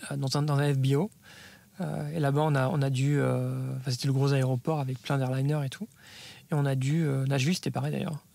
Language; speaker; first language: French; native; French